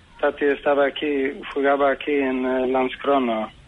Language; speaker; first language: Spanish; non-native, fluent; Swedish